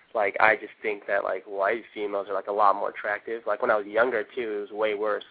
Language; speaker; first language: English; early bilingual, other home language; Korean